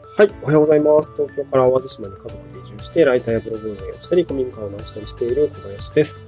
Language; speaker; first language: Japanese; native; Japanese